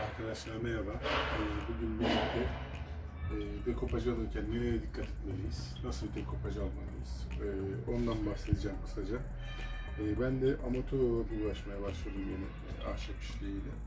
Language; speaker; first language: Turkish; native; Turkish